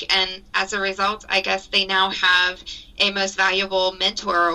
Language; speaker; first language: English; native; English